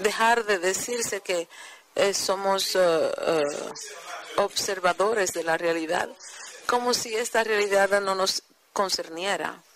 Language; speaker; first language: Spanish; non-native, fluent; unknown